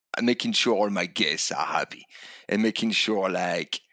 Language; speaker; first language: English; non-native, fluent; French